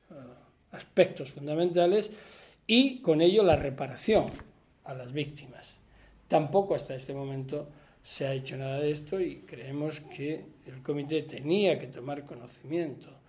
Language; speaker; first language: Spanish; native; Spanish